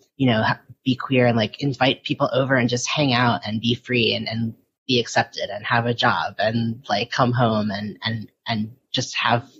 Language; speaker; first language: English; early bilingual, other home language; Filipino